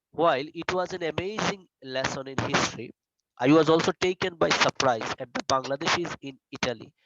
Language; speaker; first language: English; non-native, local second language; Bangla